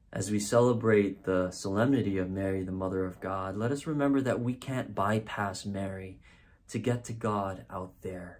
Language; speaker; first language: English; native; English